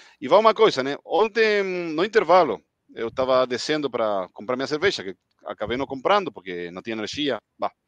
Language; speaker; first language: Portuguese; non-native, fluent; Spanish